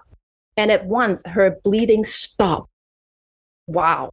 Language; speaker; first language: English; non-native, local second language; Cantonese